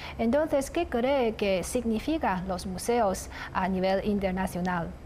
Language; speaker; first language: Spanish; non-native, fluent; Chinese